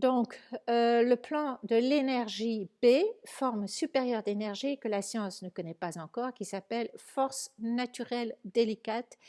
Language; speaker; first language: French; native; French